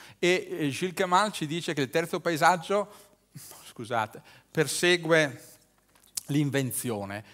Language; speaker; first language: Italian; native; Italian